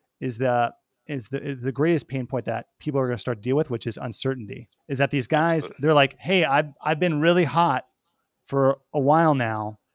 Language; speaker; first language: English; native; English